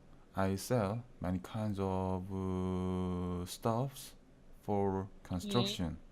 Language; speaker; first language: English; non-native, learner; Korean